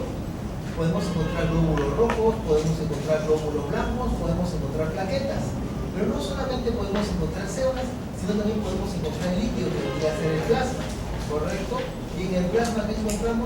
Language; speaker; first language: Spanish; native; Spanish